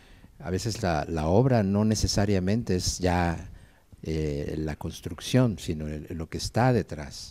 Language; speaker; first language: Spanish; native; Spanish